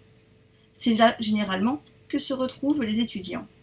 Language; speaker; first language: French; native; French